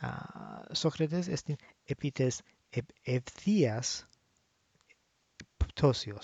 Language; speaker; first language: Greek; non-native, learner; English